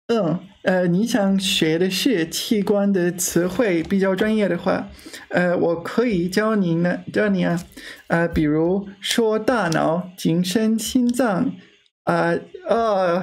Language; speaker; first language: Chinese; non-native, learner; English